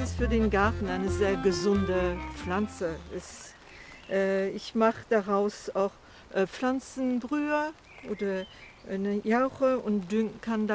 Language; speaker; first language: German; non-native, fluent; French